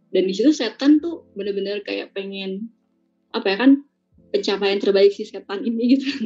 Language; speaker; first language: Indonesian; native; Indonesian